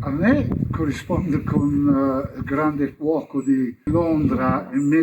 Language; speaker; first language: Italian; early bilingual, heritage; English